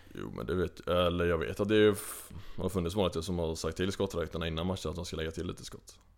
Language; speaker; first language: Swedish; native; Swedish